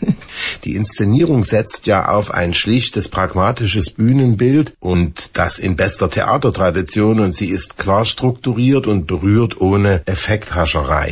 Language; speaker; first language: German; non-native, fluent; Slovak